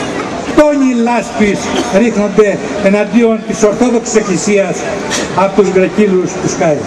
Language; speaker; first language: Greek; native; Greek